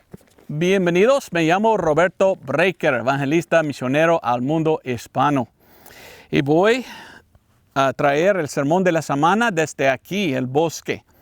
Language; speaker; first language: Spanish; non-native, learner; English